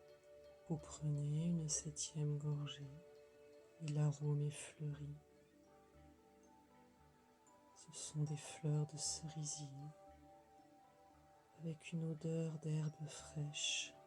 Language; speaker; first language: French; native; French